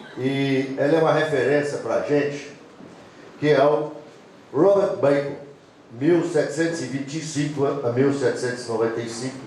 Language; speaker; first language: Portuguese; non-native, fluent; English